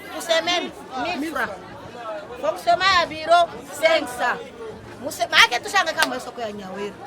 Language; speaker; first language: Swahili; native; Swahili